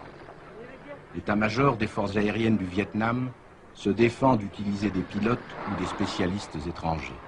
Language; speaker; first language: French; native; French